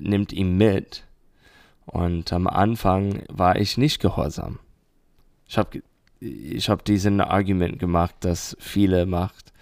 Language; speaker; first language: German; non-native, learner; English